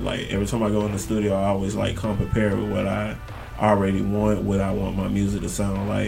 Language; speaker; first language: English; native; English